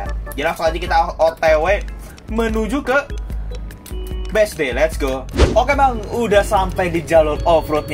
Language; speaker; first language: Indonesian; native; Indonesian